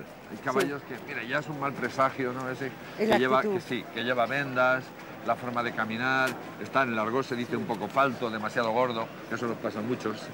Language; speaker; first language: Spanish; native; Spanish